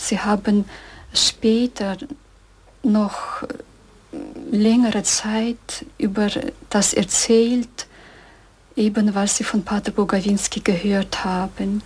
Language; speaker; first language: German; early bilingual, heritage; German